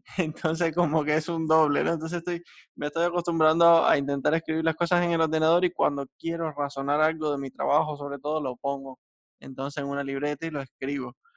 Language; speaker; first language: Spanish; native; Spanish